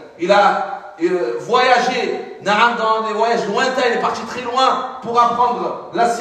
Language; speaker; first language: French; non-native, fluent; Arabic